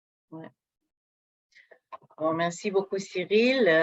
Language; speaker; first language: French; non-native, fluent; Hebrew